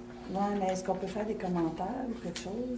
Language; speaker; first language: French; native; French